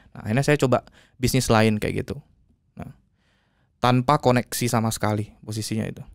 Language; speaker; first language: Indonesian; native; Indonesian